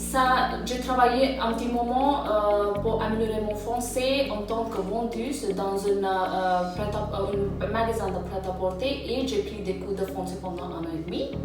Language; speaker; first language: French; non-native, fluent; English